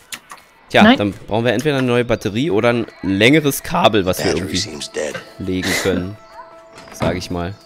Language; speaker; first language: German; native; German